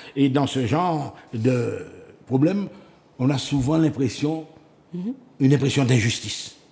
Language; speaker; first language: French; native; French